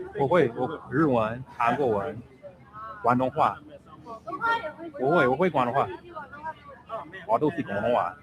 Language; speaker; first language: Cantonese; non-native, learner; English